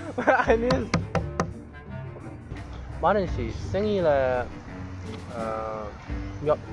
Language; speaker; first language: Korean; non-native, learner; English